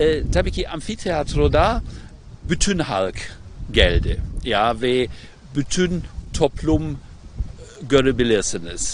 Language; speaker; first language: Turkish; non-native, learner; German